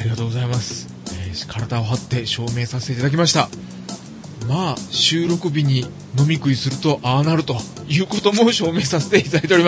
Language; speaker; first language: Japanese; native; Japanese